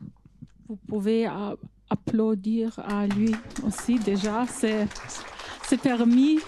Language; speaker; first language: French; non-native, fluent; German